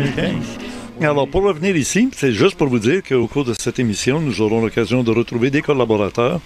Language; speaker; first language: French; native; French